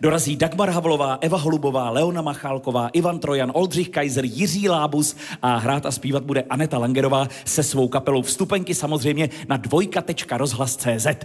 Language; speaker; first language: Czech; native; Czech